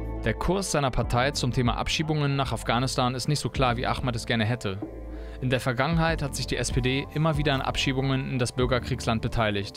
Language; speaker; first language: German; native; German